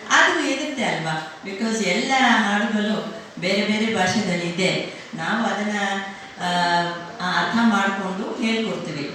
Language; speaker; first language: Kannada; non-native, local second language; Telugu